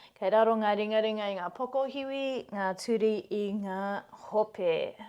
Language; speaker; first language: Māori; non-native, local second language; English